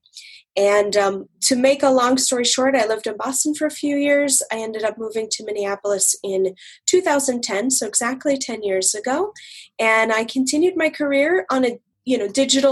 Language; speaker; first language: English; native; English